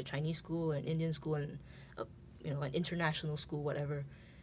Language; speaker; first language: English; non-native, local second language; Chinese